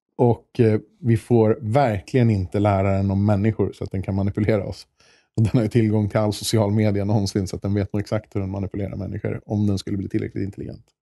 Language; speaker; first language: Swedish; native; Swedish